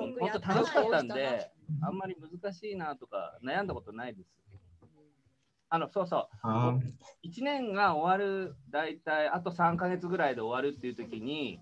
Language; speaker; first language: Japanese; native; Japanese